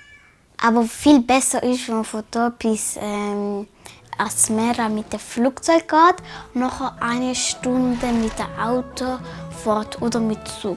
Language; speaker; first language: German; early bilingual, other home language; Tigrinya